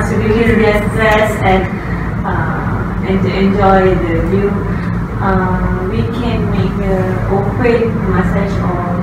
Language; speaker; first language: English; non-native, local second language; Malay